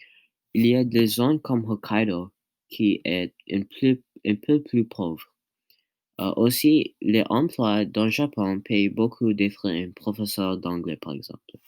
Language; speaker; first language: French; non-native, learner; English